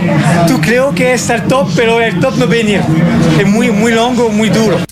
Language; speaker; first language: Spanish; non-native, learner; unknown